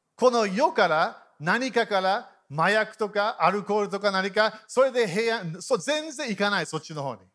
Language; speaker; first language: Japanese; native; Japanese